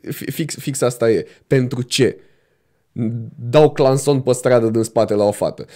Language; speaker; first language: Romanian; native; Romanian